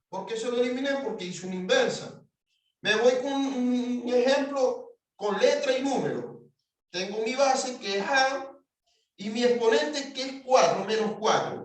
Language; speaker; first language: Spanish; native; Spanish